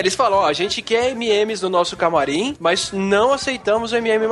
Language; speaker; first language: Portuguese; native; Portuguese